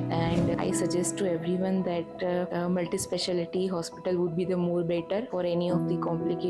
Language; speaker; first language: English; non-native, local second language; Gujarati